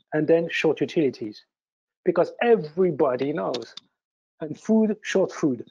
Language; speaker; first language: English; early bilingual, other home language; French